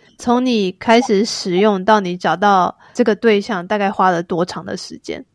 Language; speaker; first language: Chinese; native; Chinese